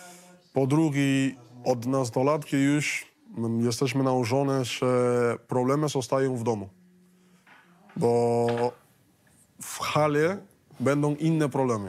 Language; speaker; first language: Polish; non-native, learner; Spanish